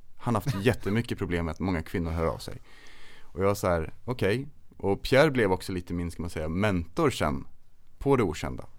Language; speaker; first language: Swedish; native; Swedish